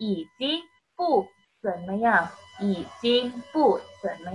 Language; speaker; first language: Chinese; non-native, fluent; Indonesian